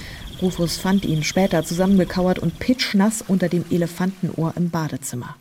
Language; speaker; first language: German; native; German